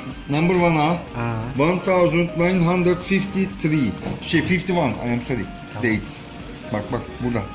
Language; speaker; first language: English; non-native, learner; Turkish